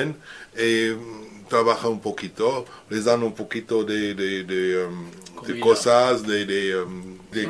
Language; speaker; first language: Spanish; non-native, learner; French